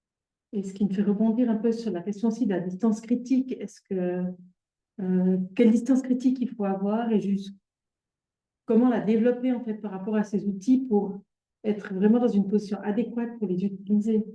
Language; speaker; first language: French; native; French